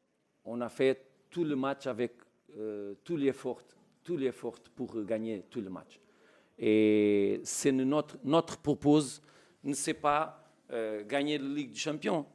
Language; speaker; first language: French; non-native, learner; Portuguese